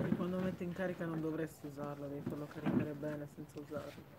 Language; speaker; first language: Italian; early bilingual, other home language; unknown